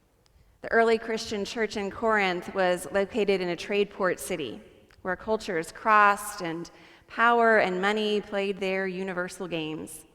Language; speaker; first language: English; native; English